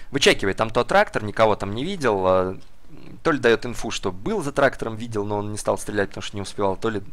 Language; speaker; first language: Russian; native; Russian